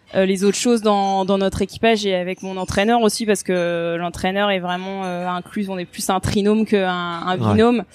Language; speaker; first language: French; native; French